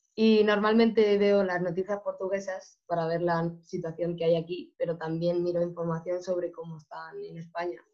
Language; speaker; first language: Spanish; native; Spanish